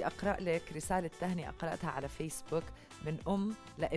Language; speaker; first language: Arabic; native; Arabic